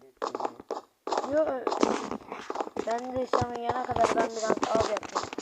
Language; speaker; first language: Turkish; native; Turkish